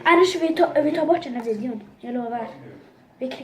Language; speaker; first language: Swedish; early bilingual, other home language; Turkish